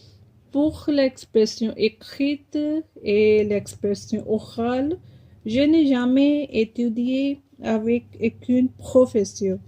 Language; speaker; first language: French; non-native, fluent; Punjabi